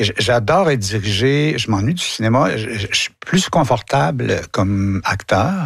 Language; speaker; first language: French; native; French